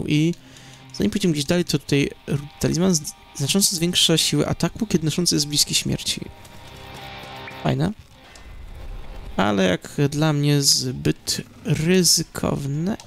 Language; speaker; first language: Polish; native; Polish